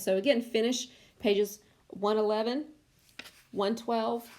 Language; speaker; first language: English; native; English